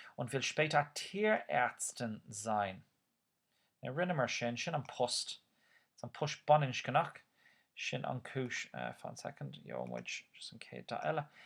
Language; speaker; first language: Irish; non-native, local second language; English